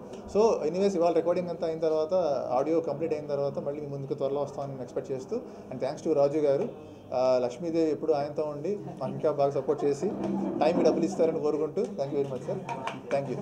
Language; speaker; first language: Telugu; native; Telugu